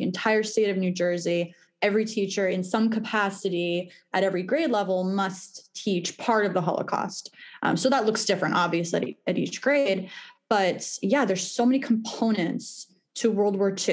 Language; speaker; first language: English; native; English